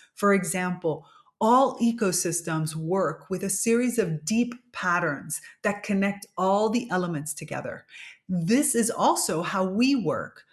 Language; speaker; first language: English; native; English